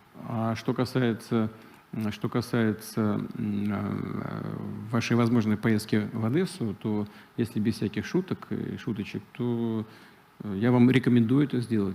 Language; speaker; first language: Russian; native; Russian